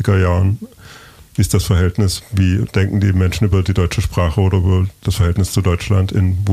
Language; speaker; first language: German; native; German